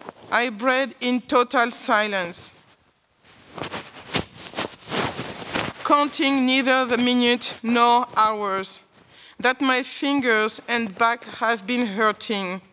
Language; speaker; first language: English; non-native, learner; French